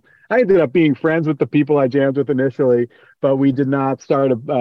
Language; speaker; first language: English; native; English